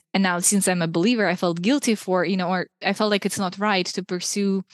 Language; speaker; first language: English; non-native, fluent; Russian